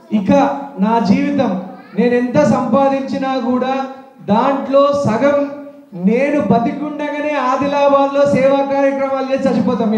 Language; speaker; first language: Telugu; native; Telugu